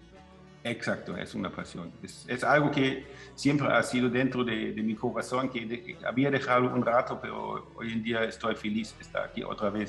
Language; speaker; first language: Spanish; non-native, fluent; German